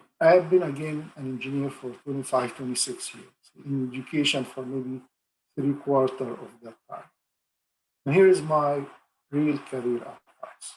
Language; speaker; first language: English; non-native, fluent; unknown